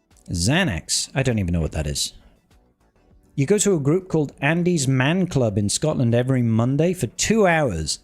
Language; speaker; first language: English; native; English